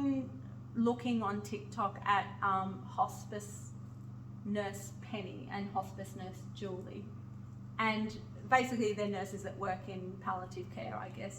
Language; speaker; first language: English; native; English